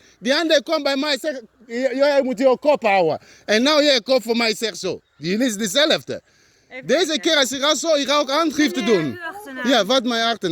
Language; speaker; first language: Dutch; non-native, learner; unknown